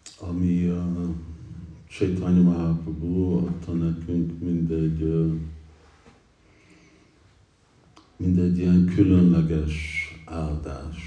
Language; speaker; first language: Hungarian; early bilingual, heritage; English